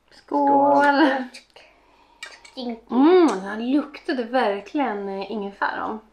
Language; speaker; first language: Swedish; native; Swedish